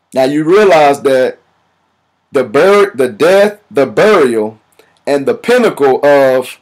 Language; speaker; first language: English; native; English